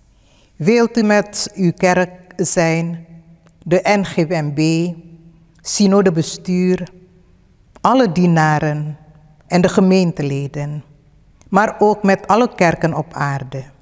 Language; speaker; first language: Dutch; non-native, fluent; Indonesian